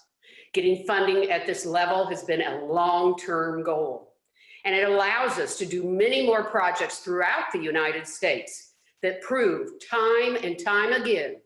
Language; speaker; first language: English; native; English